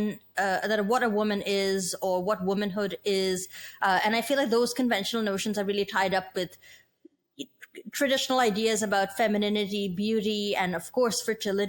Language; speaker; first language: English; native; English